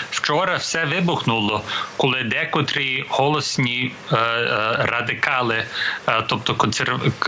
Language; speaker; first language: Ukrainian; early bilingual, heritage; English